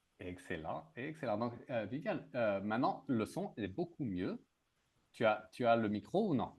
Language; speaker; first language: French; native; French